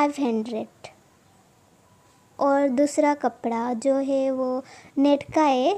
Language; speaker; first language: Hindi; non-native, local second language; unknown